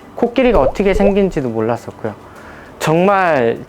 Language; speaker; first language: Korean; native; Korean